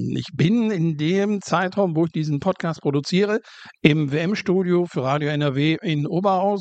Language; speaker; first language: German; native; German